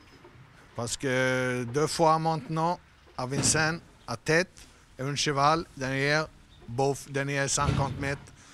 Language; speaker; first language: French; non-native, learner; Swedish